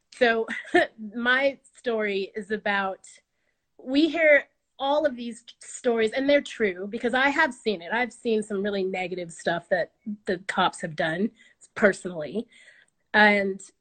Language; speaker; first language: English; native; English